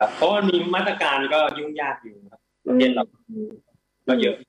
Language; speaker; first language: Thai; native; Thai